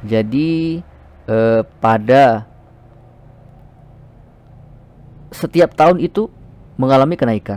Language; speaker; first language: Indonesian; native; Indonesian